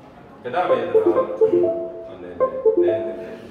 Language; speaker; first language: Korean; native; Korean